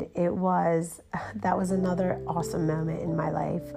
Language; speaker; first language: English; early bilingual, other home language; Romanian